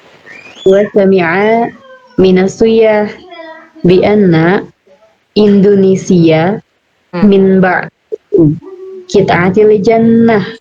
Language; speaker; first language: Arabic; non-native, learner; Indonesian